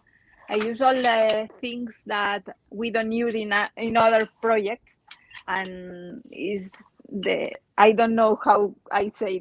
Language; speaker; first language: English; non-native, learner; Spanish